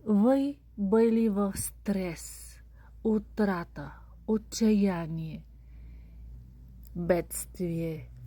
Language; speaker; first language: Russian; non-native, learner; Bulgarian